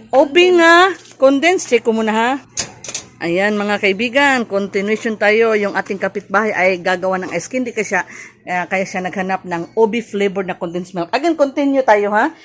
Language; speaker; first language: Filipino; non-native, local second language; Cebuano